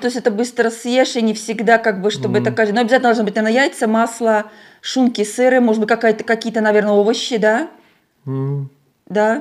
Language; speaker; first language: Russian; native; Russian